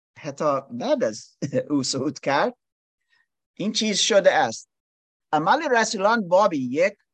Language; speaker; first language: Persian; non-native, learner; English